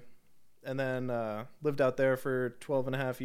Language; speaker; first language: English; native; English